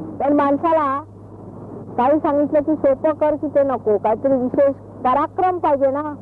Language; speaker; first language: Marathi; native; Marathi